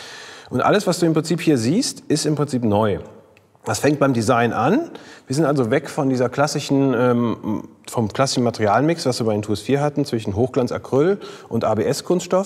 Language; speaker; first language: German; native; German